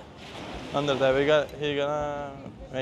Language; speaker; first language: English; non-native, fluent; Turkish